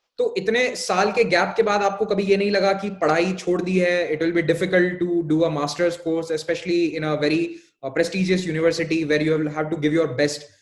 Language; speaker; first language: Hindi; native; Hindi